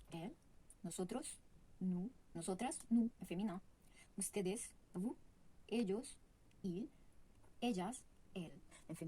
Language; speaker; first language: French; non-native, fluent; Spanish